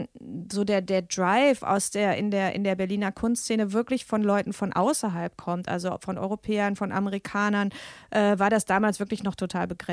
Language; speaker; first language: German; native; German